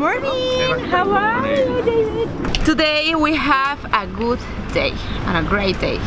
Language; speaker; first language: English; non-native, learner; Spanish